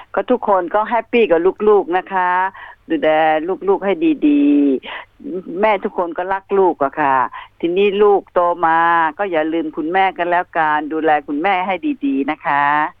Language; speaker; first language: Thai; native; Thai